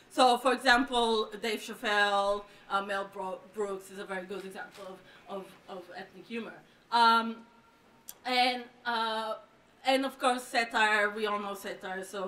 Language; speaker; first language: English; non-native, fluent; Hebrew